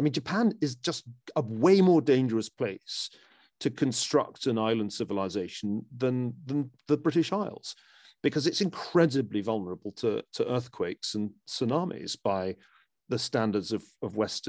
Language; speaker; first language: English; native; English